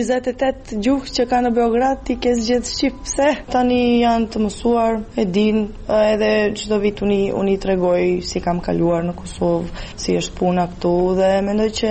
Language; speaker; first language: Albanian; non-native, fluent; Serbian